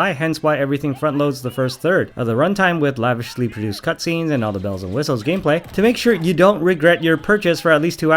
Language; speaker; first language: English; native; English